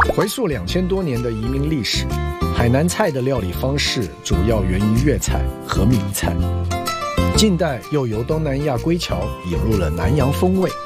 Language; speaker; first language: Chinese; native; Chinese